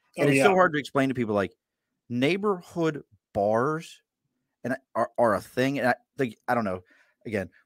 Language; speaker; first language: English; native; English